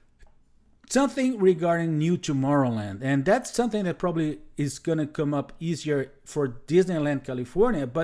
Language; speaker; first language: English; non-native, fluent; Portuguese